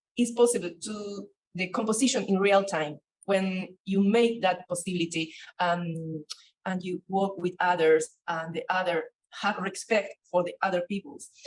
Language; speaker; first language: English; non-native, learner; Spanish